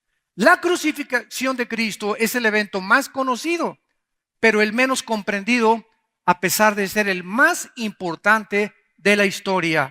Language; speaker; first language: Spanish; native; Spanish